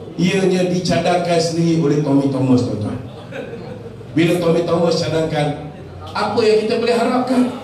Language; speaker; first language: Malay; native; Malay